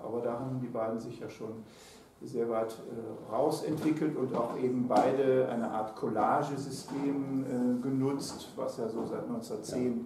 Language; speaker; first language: German; native; German